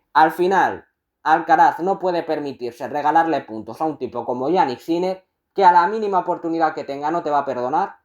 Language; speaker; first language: Spanish; native; Spanish